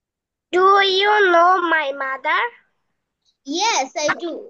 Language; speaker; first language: English; non-native, learner; Bangla